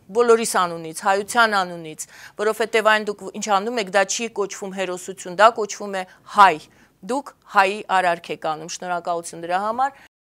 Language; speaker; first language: Armenian; native; Armenian